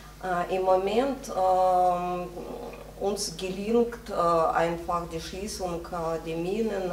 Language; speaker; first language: German; non-native, fluent; Russian